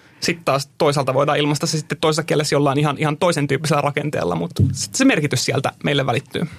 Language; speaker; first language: Finnish; native; Finnish